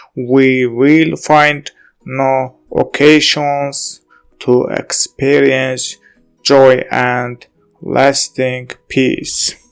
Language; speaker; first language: English; non-native, learner; Azerbaijani